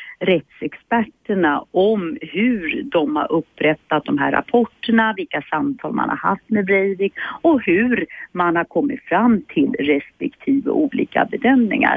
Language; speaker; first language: Swedish; native; Swedish